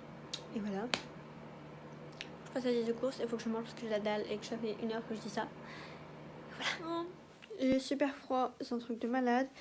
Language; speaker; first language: French; native; French